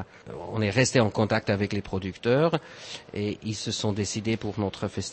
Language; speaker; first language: French; non-native, fluent; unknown